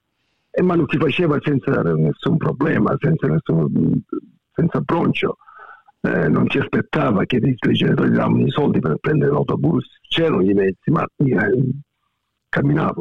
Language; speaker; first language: Italian; native; Italian